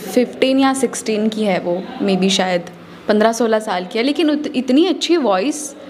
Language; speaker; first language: Hindi; native; Hindi